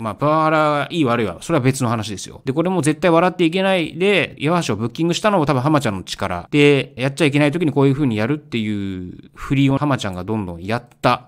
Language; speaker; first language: Japanese; native; Japanese